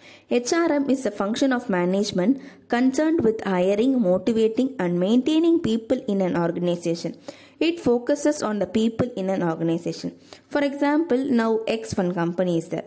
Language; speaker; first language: English; non-native, local second language; Tamil